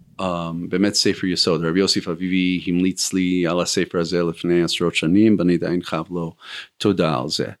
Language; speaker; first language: Hebrew; non-native, fluent; English